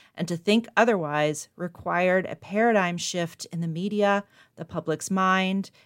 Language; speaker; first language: English; native; English